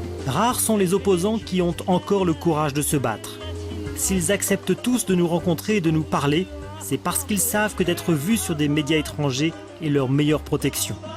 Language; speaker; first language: French; native; French